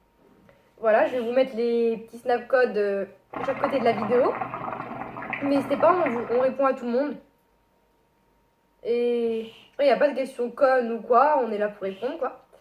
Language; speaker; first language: French; native; French